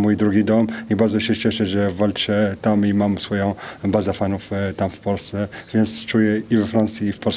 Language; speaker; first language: Polish; non-native, fluent; French